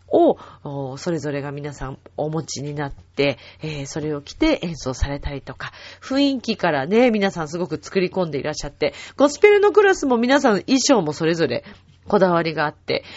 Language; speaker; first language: Japanese; native; Japanese